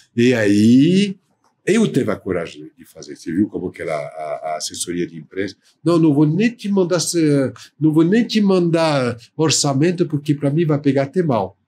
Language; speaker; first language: Portuguese; non-native, fluent; French